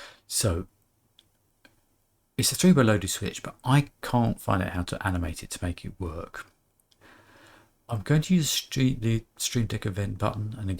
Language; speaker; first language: English; native; English